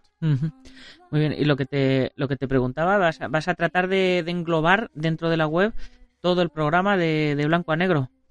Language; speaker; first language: Spanish; native; Spanish